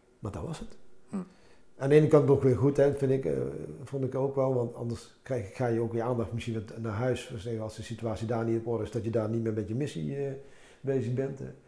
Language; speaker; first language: Dutch; early bilingual, other home language; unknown